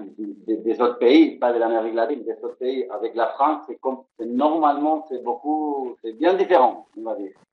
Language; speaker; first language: French; non-native, fluent; Spanish